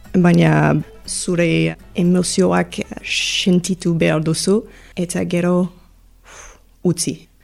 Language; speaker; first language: Basque; non-native, learner; English